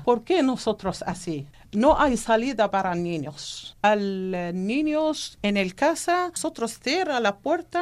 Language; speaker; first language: Spanish; non-native, learner; Arabic